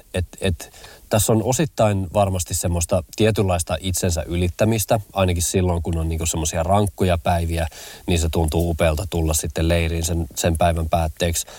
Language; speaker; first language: Finnish; native; Finnish